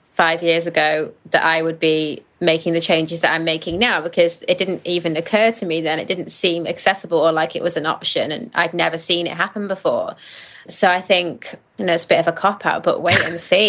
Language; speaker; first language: English; native; English